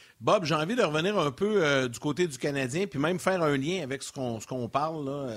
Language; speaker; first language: French; native; French